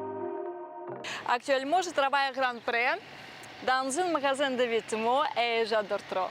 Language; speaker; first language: French; non-native, learner; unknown